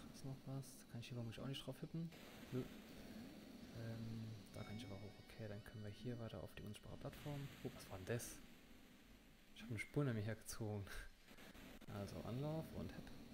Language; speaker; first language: German; native; German